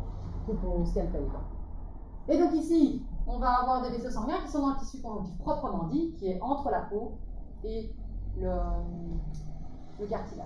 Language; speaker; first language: French; native; French